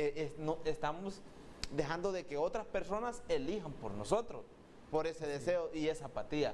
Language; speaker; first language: Spanish; native; Spanish